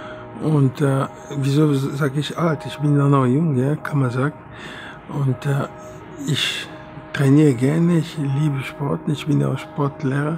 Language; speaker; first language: German; non-native, fluent; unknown